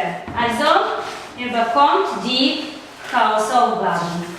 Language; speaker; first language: German; non-native, fluent; Russian